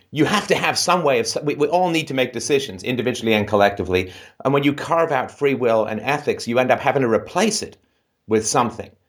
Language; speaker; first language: English; native; English